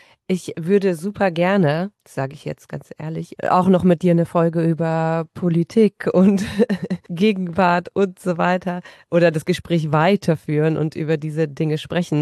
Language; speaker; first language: German; native; German